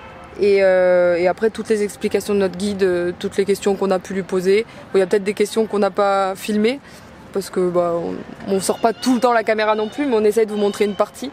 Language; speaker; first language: French; native; French